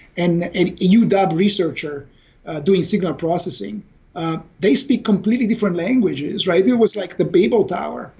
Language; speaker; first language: English; non-native, fluent; Italian